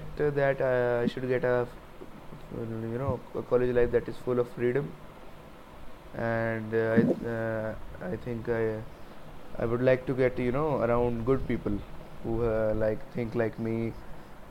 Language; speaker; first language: English; non-native, local second language; Hindi